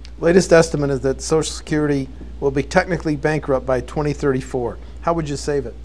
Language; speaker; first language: English; native; English